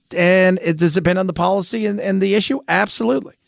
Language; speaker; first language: English; early bilingual, other home language; Spanish